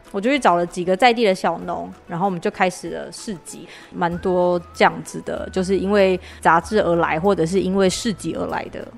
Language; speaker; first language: Chinese; native; Chinese